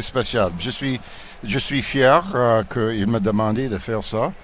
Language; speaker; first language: French; non-native, local second language; English